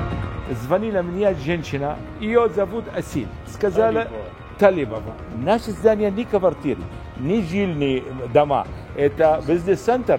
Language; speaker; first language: Russian; non-native, learner; Arabic